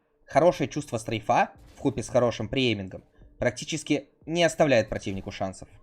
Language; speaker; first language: Russian; native; Russian